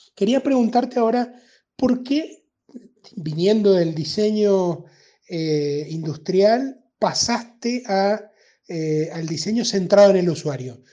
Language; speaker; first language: Spanish; native; Spanish